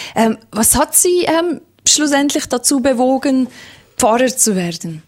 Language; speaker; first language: German; native; German